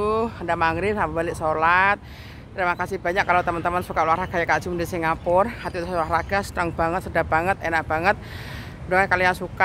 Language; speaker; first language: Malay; non-native, local second language; Javanese